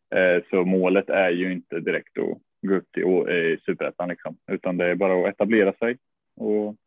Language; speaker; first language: Swedish; native; Swedish